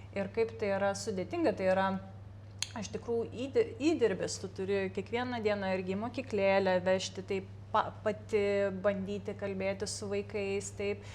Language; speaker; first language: Lithuanian; native; Lithuanian